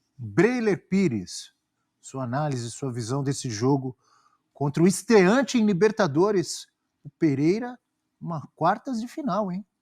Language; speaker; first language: Portuguese; native; Portuguese